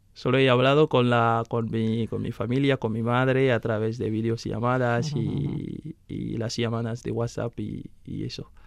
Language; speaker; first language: Spanish; non-native, fluent; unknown